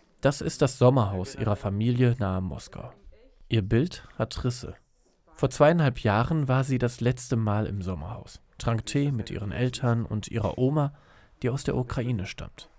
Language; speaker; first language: German; native; German